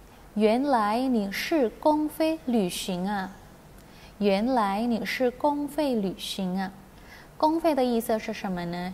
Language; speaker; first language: Chinese; non-native, fluent; Indonesian